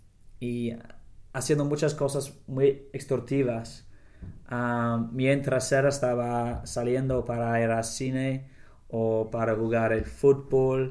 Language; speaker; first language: Spanish; non-native, learner; English